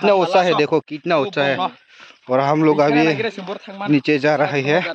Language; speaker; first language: Hindi; non-native, local second language; Kok Borok